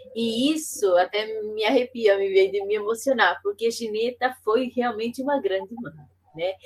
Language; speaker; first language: Portuguese; native; Portuguese